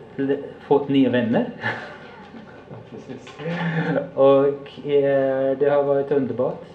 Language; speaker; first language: Swedish; non-native, fluent; English